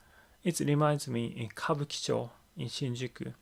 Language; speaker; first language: English; non-native, learner; Japanese